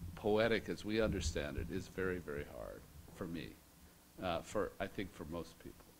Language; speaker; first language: English; native; English